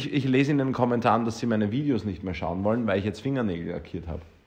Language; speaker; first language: German; native; German